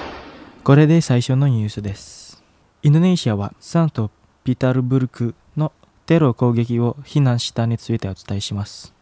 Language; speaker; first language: Japanese; non-native, local second language; Indonesian